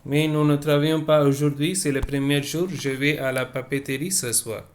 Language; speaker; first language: French; non-native, fluent; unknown